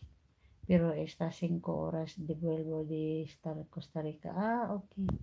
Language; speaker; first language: Spanish; non-native, learner; Filipino